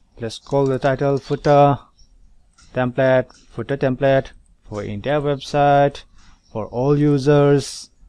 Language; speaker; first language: English; non-native, local second language; Manipuri